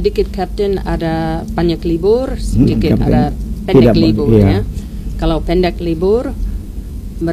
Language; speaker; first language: Indonesian; non-native, learner; English